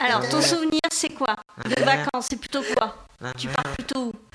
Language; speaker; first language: French; native; French